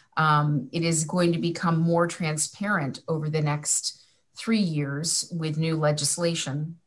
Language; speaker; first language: English; native; English